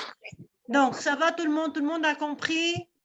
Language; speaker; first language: French; non-native, local second language; Arabic